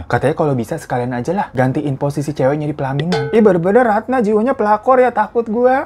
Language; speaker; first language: Indonesian; native; Indonesian